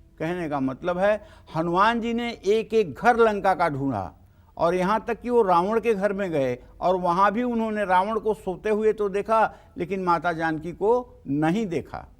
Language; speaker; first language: Hindi; native; Hindi